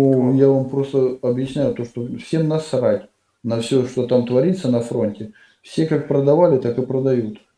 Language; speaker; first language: Russian; native; Russian